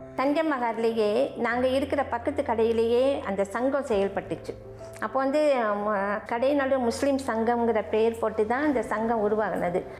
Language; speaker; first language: Tamil; native; Tamil